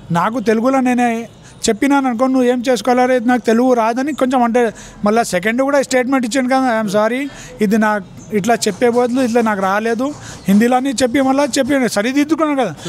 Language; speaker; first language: Telugu; non-native, local second language; Urdu